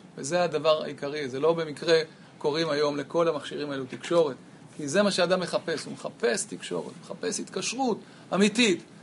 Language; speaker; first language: Hebrew; native; Hebrew